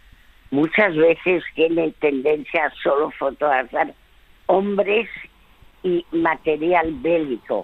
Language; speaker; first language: Spanish; early bilingual, other home language; French